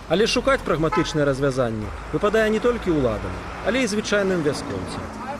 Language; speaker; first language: Belarusian; native; Belarusian